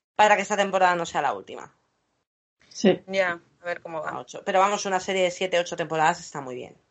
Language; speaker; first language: Spanish; non-native, fluent; English